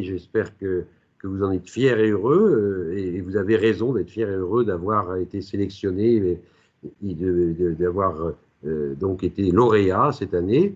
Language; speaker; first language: French; native; French